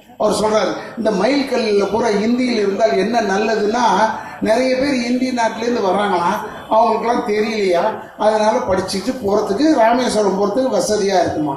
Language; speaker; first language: Tamil; native; Tamil